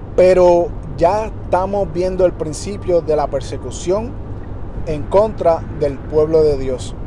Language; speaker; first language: Spanish; early bilingual, heritage; Spanish